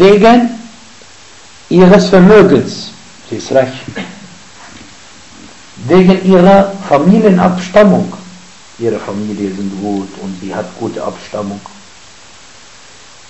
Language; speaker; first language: German; non-native, fluent; Arabic